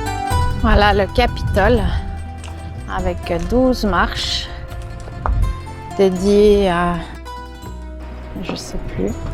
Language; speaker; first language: French; native; French